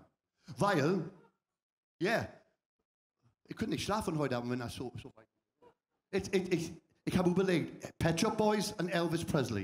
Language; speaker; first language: German; non-native, fluent; English